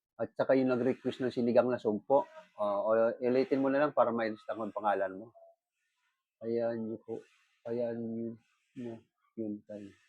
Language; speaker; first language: Filipino; non-native, local second language; Bikol